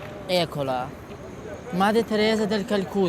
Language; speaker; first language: Italian; non-native, learner; Russian